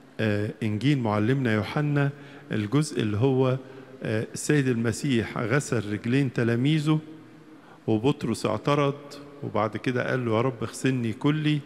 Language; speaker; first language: Arabic; native; Arabic